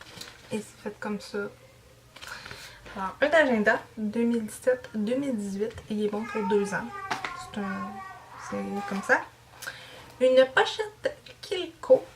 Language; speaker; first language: French; native; French